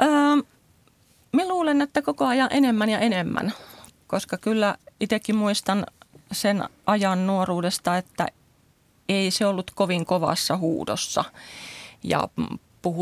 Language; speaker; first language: Finnish; native; Finnish